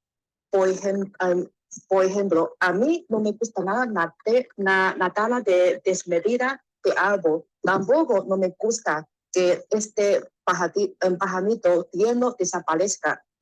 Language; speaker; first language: Spanish; non-native, learner; Chinese